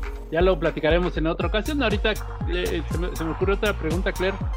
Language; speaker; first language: Spanish; native; Spanish